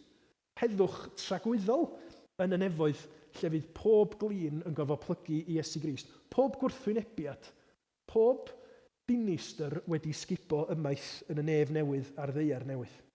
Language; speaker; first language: Welsh; native; Welsh